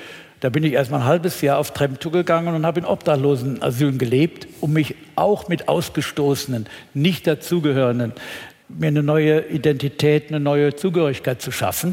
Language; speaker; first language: German; native; German